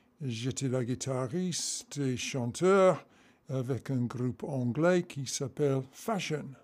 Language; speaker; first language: French; non-native, learner; English